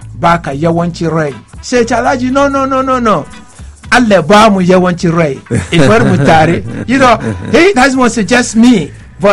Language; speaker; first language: English; non-native, local second language; Hausa